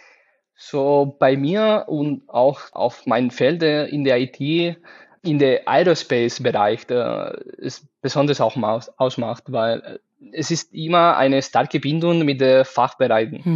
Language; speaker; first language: German; non-native, learner; Spanish